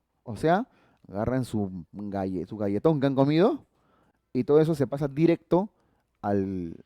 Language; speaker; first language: Spanish; native; Spanish